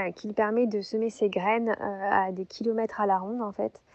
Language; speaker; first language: French; native; French